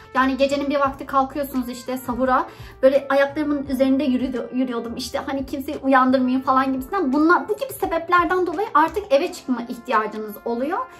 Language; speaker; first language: Turkish; native; Turkish